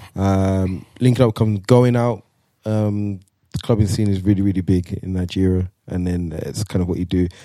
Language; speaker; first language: English; native; English